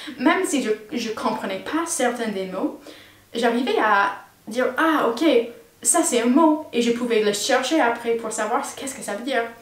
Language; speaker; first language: French; non-native, fluent; English